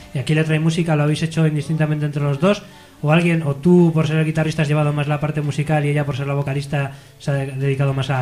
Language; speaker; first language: Spanish; native; Spanish